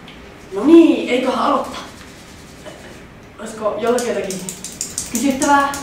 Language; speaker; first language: Finnish; native; Finnish